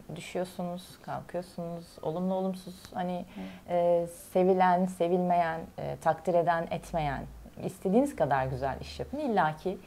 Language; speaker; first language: Turkish; native; Turkish